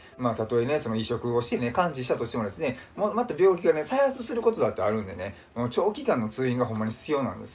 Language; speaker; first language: Japanese; native; Japanese